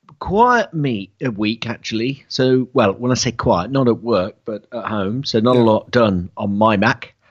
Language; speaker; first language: English; native; English